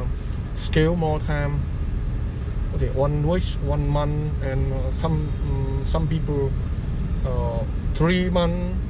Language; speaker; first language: English; non-native, learner; Vietnamese